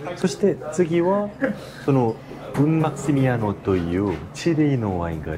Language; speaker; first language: Japanese; non-native, fluent; Korean